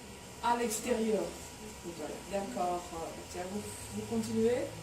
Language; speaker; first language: French; non-native, fluent; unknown